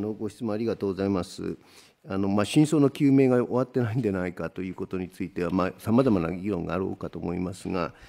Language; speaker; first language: Japanese; native; Japanese